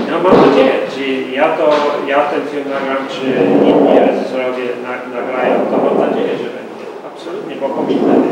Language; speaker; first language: Polish; early bilingual, heritage; Polish